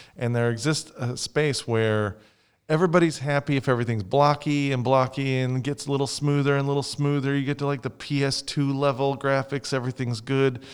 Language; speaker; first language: English; native; English